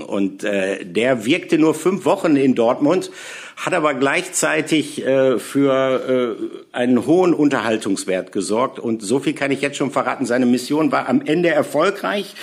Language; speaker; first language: German; native; German